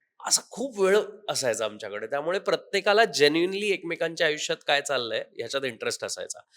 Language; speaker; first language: Marathi; native; Marathi